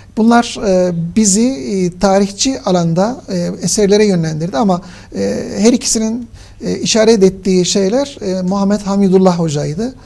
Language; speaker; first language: Turkish; native; Turkish